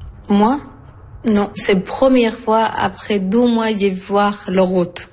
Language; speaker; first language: French; non-native, learner; Arabic